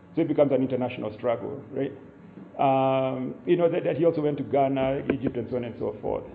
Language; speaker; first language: English; non-native, local second language; Kikuyu